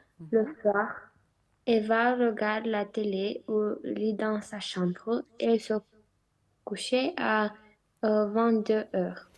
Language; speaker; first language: French; non-native, learner; Romanian